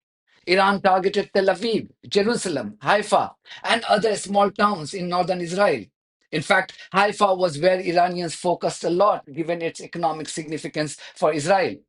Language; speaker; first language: English; non-native, local second language; Hindi